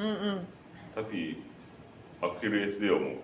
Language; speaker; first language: Indonesian; non-native, learner; Japanese